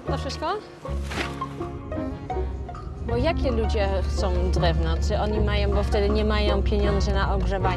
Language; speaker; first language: Polish; early bilingual, heritage; Polish